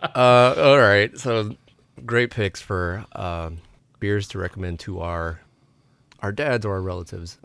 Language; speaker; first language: English; early bilingual, other home language; Filipino